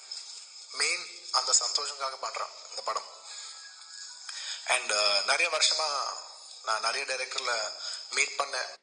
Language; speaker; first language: Tamil; non-native, local second language; Telugu